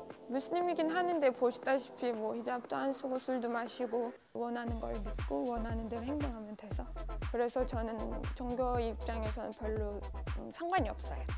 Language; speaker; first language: Korean; non-native, fluent; Turkish